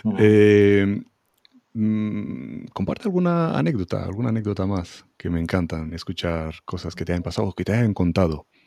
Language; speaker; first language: Spanish; non-native, fluent; Hebrew